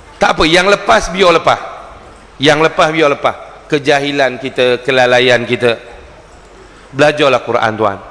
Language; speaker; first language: Malay; native; Malay